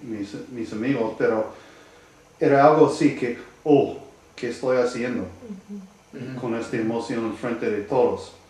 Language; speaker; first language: Spanish; non-native, learner; English